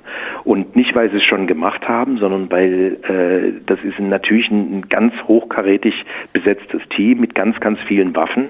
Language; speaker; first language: German; native; German